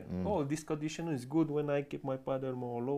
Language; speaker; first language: English; non-native, learner; French